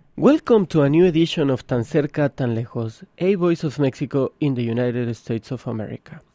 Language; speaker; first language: English; non-native, fluent; Spanish